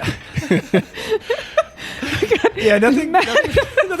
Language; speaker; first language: English; native; English